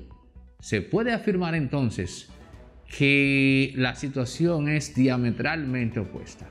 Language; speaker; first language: Spanish; native; Spanish